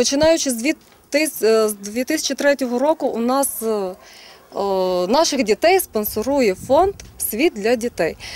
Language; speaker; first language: Ukrainian; native; Ukrainian